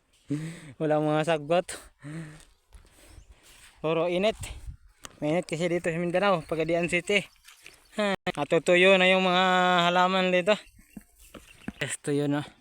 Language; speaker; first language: Filipino; non-native, local second language; Cebuano